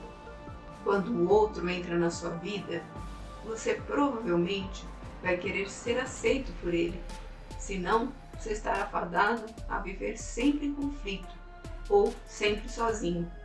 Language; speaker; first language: Portuguese; native; Portuguese